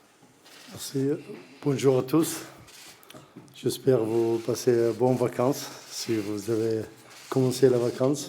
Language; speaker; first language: French; non-native, learner; Arabic